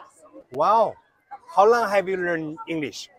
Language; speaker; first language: English; non-native, learner; Chinese